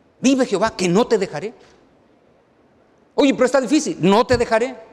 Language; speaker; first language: Spanish; native; Spanish